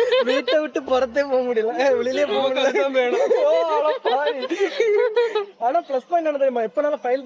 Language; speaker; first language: Tamil; native; Tamil